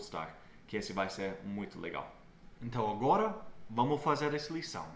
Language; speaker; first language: Portuguese; non-native, fluent; English